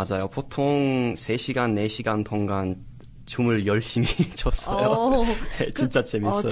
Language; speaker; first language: Korean; non-native, learner; English